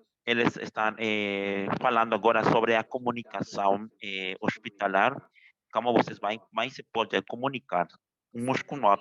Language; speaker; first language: Portuguese; non-native, fluent; Spanish